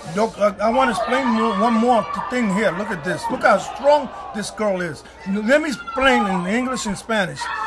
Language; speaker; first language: English; early bilingual, other home language; Spanish